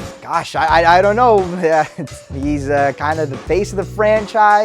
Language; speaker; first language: English; native; English